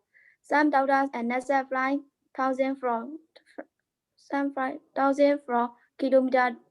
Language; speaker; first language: English; non-native, learner; Burmese